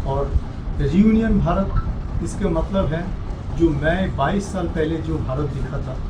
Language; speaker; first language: Hindi; non-native, local second language; Bangla